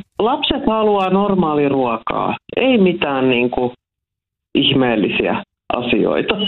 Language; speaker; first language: Finnish; non-native, local second language; Swedish